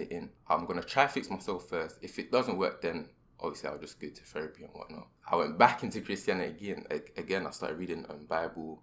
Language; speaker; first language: English; native; English